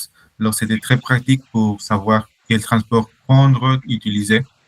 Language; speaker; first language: French; non-native, fluent; Spanish